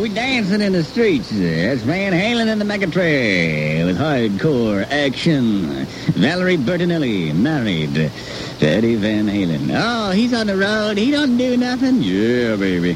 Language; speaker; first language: English; native; English